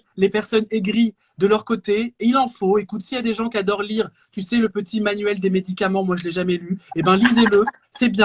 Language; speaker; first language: French; native; French